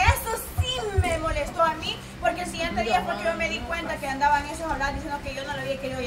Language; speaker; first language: Spanish; native; Spanish